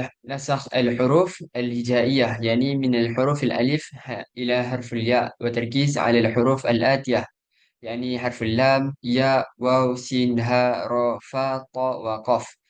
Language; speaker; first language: Arabic; non-native, learner; Malay